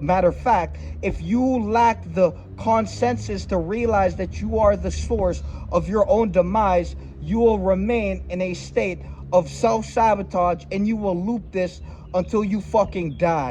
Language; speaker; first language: English; native; English